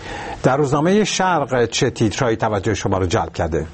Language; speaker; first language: Persian; native; Persian